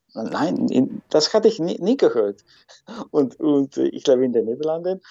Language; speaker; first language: German; non-native, learner; Spanish